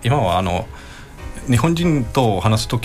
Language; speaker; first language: Japanese; non-native, learner; Spanish